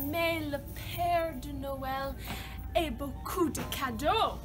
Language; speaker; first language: French; non-native, learner; English